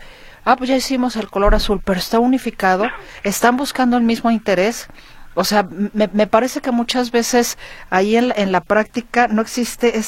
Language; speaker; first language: Spanish; native; Spanish